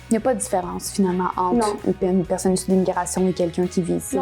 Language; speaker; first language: French; native; French